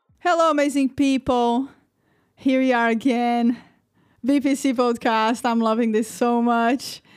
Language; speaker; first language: English; non-native, fluent; Portuguese